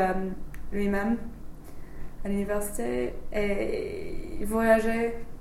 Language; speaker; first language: French; non-native, fluent; English